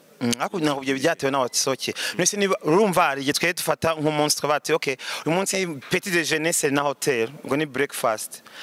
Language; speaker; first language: Kinyarwanda; early bilingual, heritage; Kinyarwanda